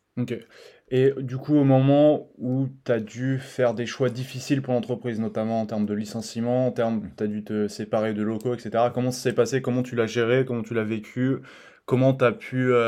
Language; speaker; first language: French; native; French